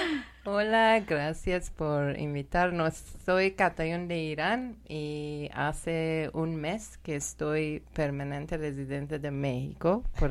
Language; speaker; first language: Spanish; non-native, learner; Persian